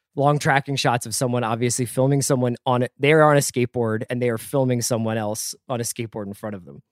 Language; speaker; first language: English; native; English